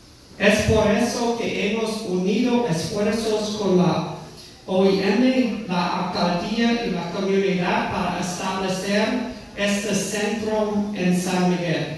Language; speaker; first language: Spanish; non-native, fluent; English